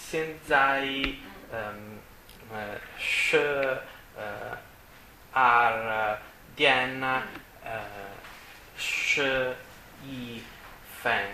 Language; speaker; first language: Chinese; non-native, learner; Italian